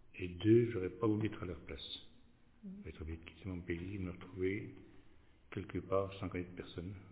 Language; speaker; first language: French; native; French